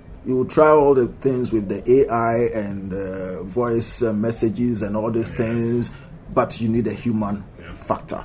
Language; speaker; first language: English; non-native, local second language; Akan